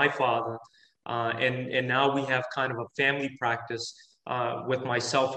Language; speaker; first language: English; native; English